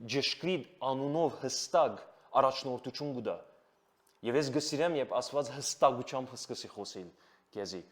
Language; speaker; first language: Armenian; early bilingual, heritage; Armenian